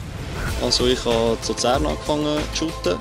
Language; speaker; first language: German; native; German